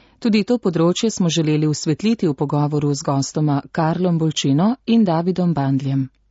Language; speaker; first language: Slovenian; native; Slovenian